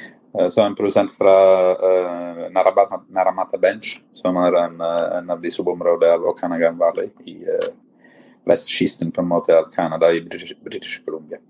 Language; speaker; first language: Norwegian; non-native, fluent; Italian